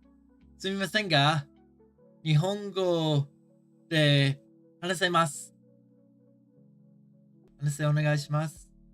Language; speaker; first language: Japanese; non-native, learner; English